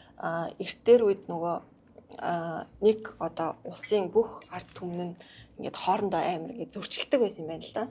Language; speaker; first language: Mongolian; non-native, local second language; Kazakh